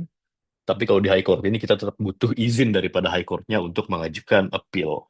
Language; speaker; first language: Indonesian; native; Indonesian